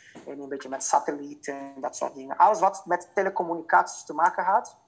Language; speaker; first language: Dutch; non-native, fluent; Portuguese